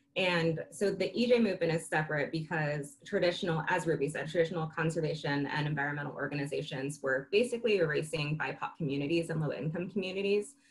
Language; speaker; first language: English; native; English